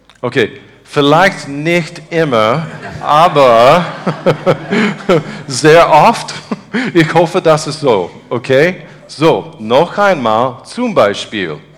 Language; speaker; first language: German; non-native, learner; English